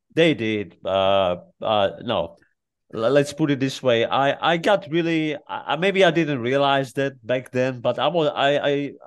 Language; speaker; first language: English; non-native, fluent; Czech